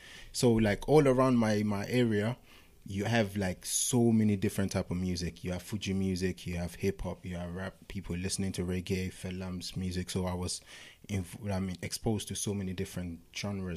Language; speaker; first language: English; non-native, local second language; Yoruba